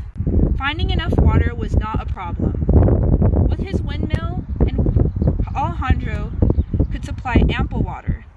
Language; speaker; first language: English; native; English